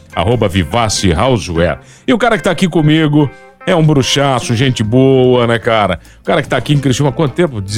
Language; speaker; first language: Portuguese; native; Portuguese